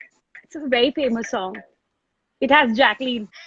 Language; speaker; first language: English; non-native, local second language; Hindi